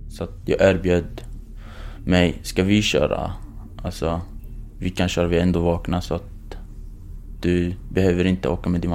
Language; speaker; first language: Swedish; non-native, fluent; Kurdish